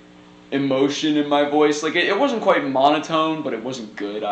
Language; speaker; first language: English; native; English